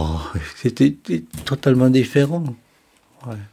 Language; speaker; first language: French; non-native, fluent; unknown